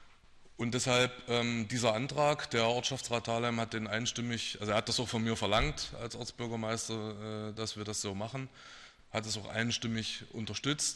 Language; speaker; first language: German; native; German